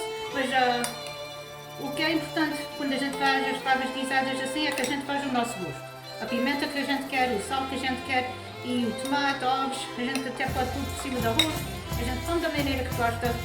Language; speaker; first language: Portuguese; early bilingual, heritage; Portuguese